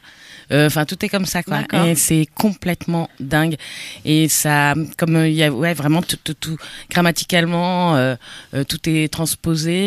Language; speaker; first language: French; native; French